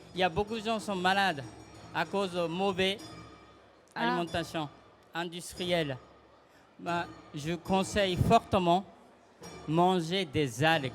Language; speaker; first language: French; non-native, fluent; Japanese